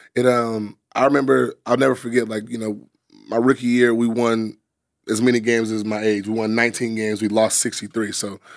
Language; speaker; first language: English; native; English